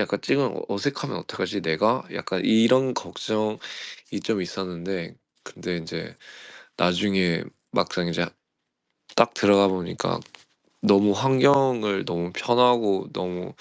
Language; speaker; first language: Korean; early bilingual, heritage; Korean